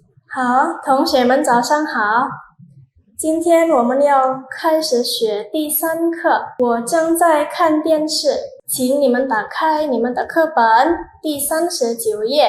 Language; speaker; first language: Chinese; non-native, fluent; Indonesian